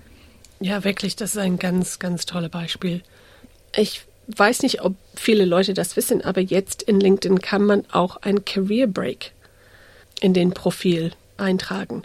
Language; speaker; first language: German; non-native, fluent; English